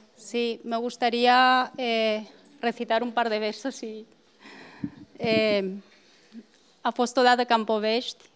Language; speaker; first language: Spanish; non-native, fluent; Romanian